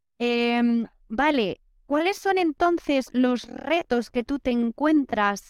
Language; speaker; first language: Spanish; native; Spanish